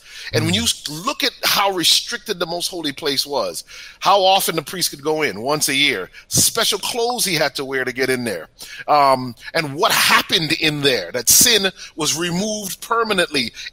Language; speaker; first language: English; native; English